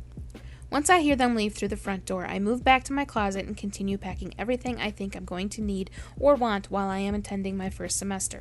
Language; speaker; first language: English; native; English